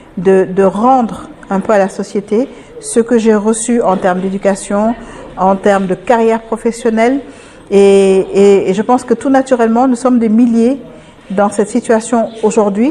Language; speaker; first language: French; non-native, local second language; Wolof